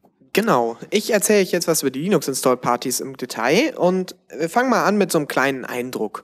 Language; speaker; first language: German; native; German